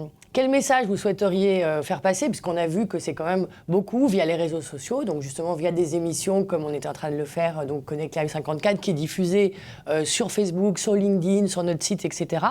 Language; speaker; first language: French; native; French